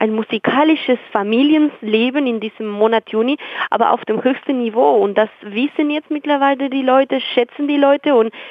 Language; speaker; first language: German; non-native, fluent; Spanish